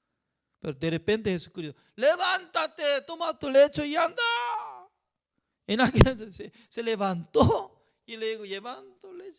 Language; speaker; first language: Spanish; non-native, fluent; Korean